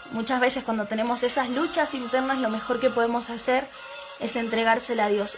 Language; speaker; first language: Spanish; native; Spanish